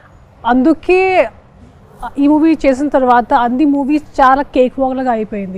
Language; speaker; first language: Telugu; non-native, fluent; Hindi